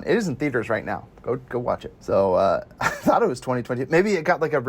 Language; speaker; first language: English; native; English